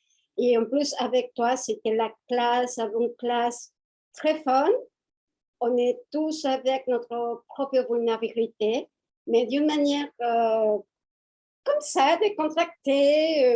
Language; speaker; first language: French; non-native, fluent; Spanish